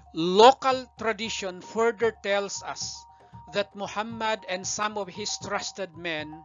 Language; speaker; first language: English; non-native, local second language; Maguindanaon